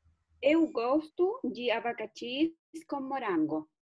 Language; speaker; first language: Portuguese; non-native, learner; Spanish